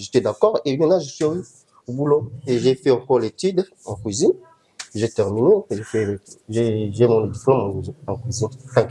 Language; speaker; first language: French; non-native, local second language; Lingala